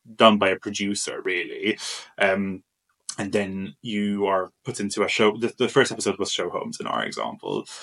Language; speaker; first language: English; non-native, fluent; Maltese